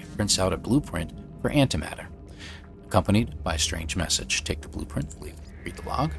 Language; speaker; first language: English; native; English